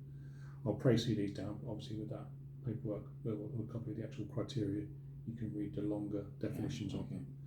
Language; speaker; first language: English; native; English